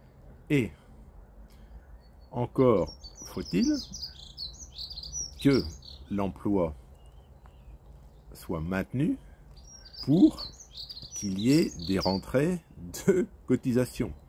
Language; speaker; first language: French; native; French